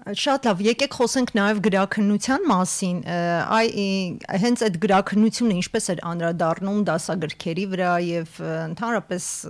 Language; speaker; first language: Armenian; native; Armenian